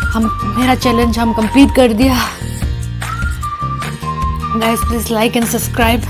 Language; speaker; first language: Hindi; non-native, local second language; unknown